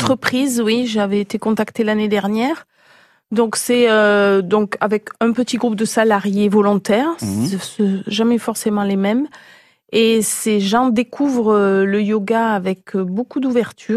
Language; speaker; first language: French; native; French